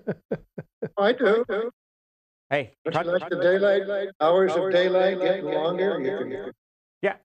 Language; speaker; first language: English; native; English